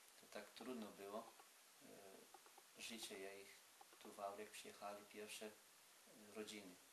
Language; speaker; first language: Polish; early bilingual, heritage; Polish